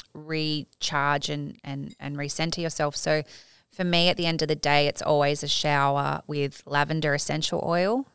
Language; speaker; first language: English; native; English